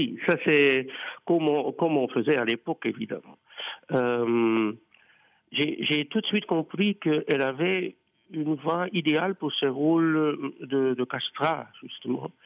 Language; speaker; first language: French; non-native, fluent; Dutch